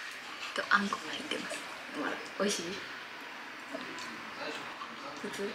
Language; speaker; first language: Japanese; native; Japanese